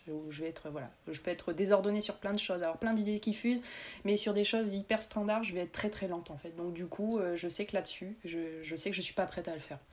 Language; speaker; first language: French; native; French